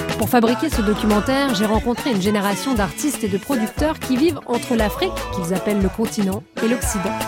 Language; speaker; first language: French; native; French